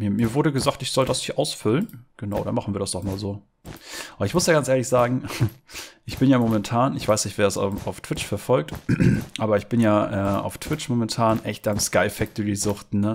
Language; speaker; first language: German; native; German